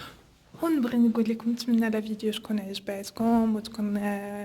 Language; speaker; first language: Arabic; native; Arabic